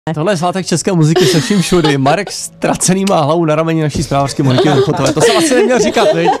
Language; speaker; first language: Czech; native; Czech